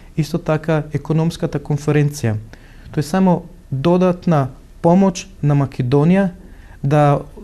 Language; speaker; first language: Macedonian; non-native, fluent; Slovenian